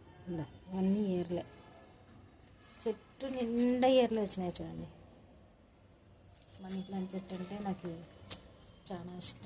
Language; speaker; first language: Telugu; native; Telugu